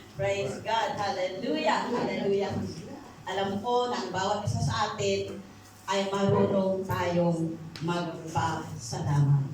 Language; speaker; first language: Filipino; non-native, local second language; Iloko